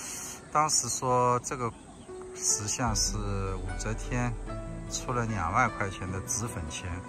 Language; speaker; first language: Chinese; native; Chinese